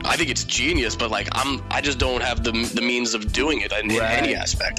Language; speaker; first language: English; native; English